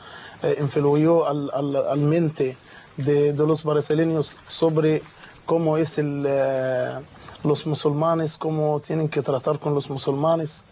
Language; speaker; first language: Spanish; non-native, learner; Portuguese